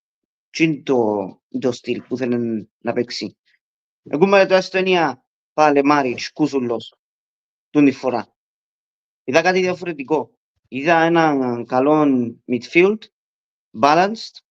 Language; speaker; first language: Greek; early bilingual, heritage; Greek